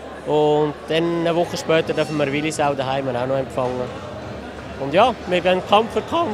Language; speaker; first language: German; native; German